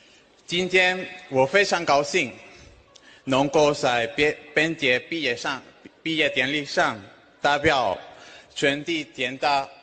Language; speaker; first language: Chinese; non-native, fluent; Spanish